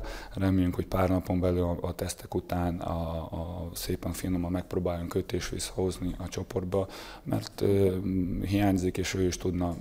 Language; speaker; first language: Hungarian; non-native, fluent; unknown